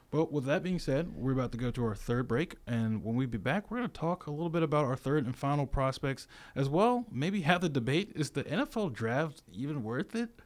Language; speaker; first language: English; native; English